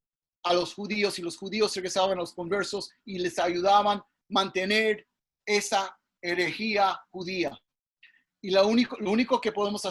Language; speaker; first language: Spanish; early bilingual, heritage; English